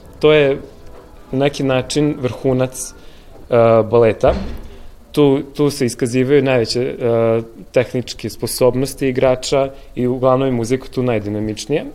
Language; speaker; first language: Serbian; native; Serbian